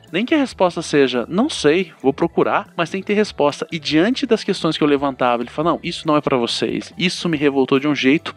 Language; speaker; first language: Portuguese; native; Portuguese